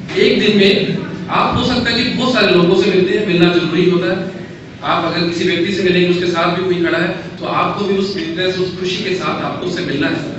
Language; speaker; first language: Hindi; native; Hindi